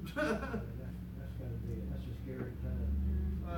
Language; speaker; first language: English; native; English